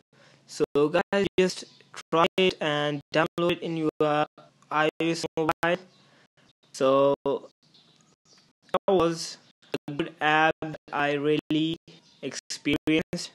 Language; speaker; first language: English; non-native, fluent; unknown